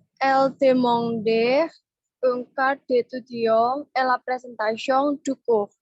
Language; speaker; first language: French; non-native, learner; Indonesian